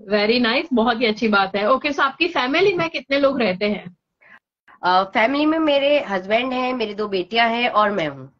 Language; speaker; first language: Hindi; native; Hindi